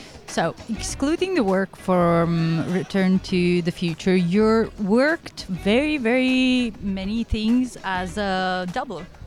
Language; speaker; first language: English; non-native, fluent; Italian